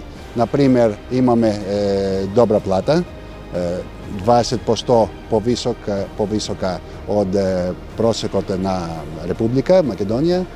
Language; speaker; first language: Macedonian; non-native, learner; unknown